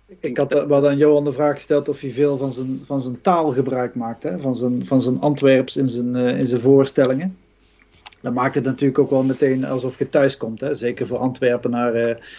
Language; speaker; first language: Dutch; native; Dutch